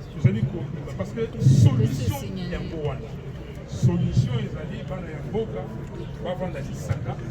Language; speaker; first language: Lingala; native; Lingala